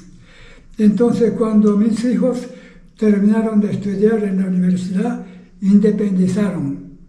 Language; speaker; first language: Spanish; non-native, fluent; Japanese